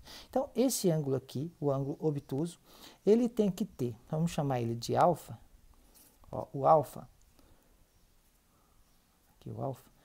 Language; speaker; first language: Portuguese; native; Portuguese